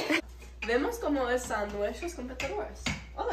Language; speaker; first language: Spanish; non-native, learner; English